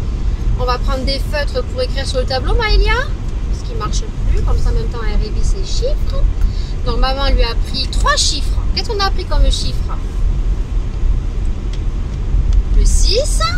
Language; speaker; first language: French; native; French